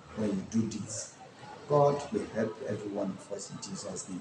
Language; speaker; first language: English; non-native, local second language; Yoruba